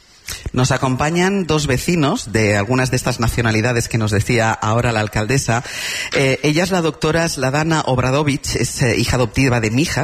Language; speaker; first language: Spanish; native; Spanish